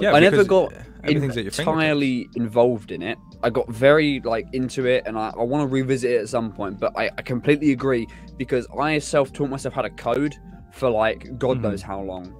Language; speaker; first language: English; native; English